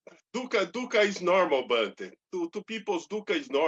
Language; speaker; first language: English; non-native, learner; Portuguese